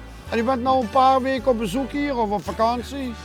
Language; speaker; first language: Dutch; native; Dutch